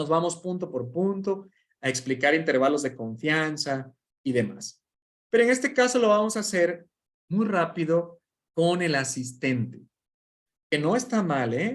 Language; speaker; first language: Spanish; native; Spanish